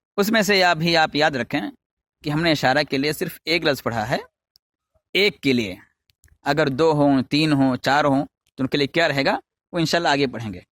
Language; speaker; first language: Urdu; native; Urdu